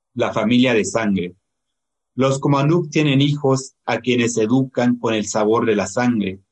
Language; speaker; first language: Spanish; non-native, local second language; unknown